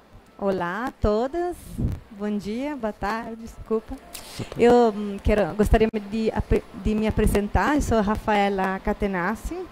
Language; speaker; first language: Portuguese; non-native, fluent; Italian